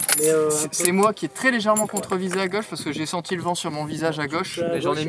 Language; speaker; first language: French; native; French